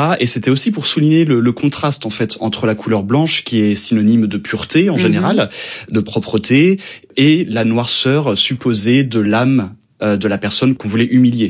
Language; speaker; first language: French; native; French